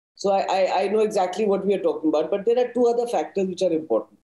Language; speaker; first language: English; non-native, local second language; Hindi